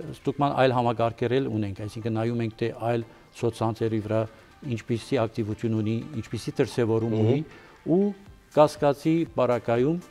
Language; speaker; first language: Armenian; early bilingual, heritage; Armenian